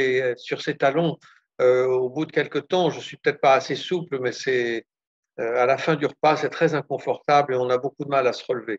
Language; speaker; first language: French; native; French